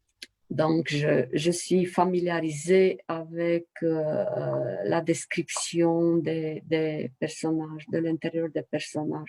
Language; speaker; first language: French; non-native, fluent; Romanian